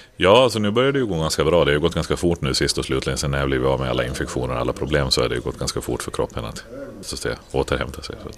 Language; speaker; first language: Swedish; native; Swedish